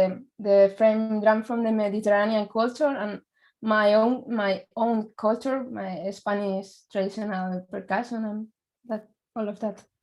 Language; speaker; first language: English; non-native, learner; Spanish